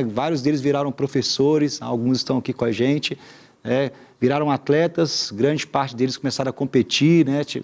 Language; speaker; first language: Portuguese; native; Portuguese